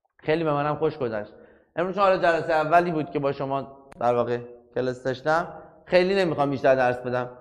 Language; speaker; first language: Persian; native; Persian